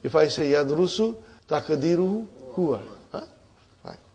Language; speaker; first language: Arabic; non-native, fluent; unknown